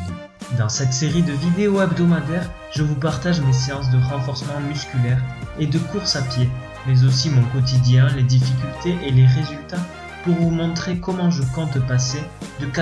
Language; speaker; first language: French; native; French